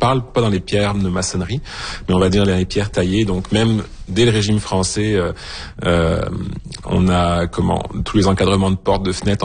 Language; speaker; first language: French; native; French